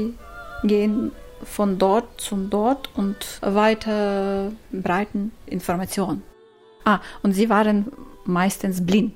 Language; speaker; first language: German; non-native, learner; Ukrainian